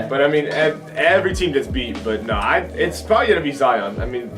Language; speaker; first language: English; native; English